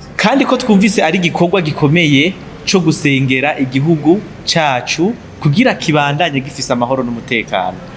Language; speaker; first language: Rundi; native; Rundi